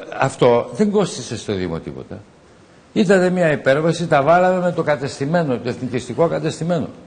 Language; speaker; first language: Greek; native; Greek